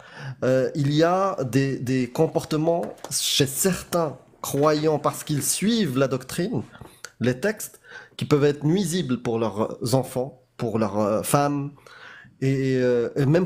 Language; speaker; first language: French; native; French